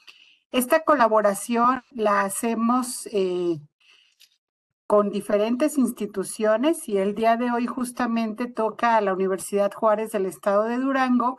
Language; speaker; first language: Spanish; native; Spanish